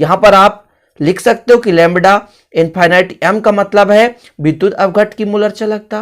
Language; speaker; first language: Hindi; native; Hindi